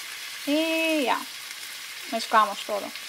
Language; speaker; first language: Spanish; non-native, fluent; Ukrainian